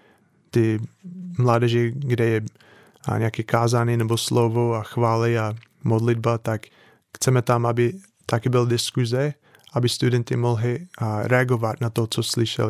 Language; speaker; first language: Czech; non-native, fluent; English